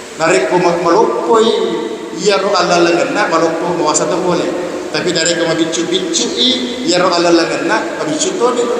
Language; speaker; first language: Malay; non-native, local second language; Buginese